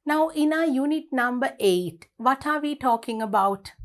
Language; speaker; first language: English; non-native, local second language; Sinhala